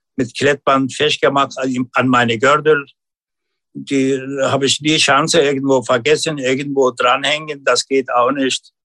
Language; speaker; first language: German; non-native, learner; Turkish